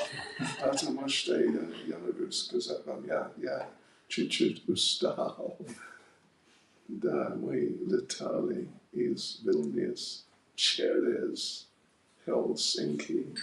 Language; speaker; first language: Russian; non-native, learner; English